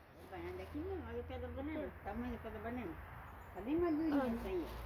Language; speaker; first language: Portuguese; native; Portuguese